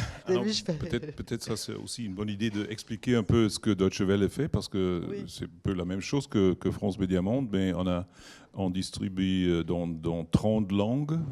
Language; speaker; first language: French; non-native, learner; German